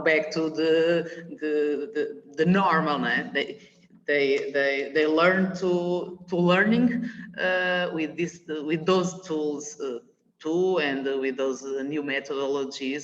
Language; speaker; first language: English; non-native, learner; Portuguese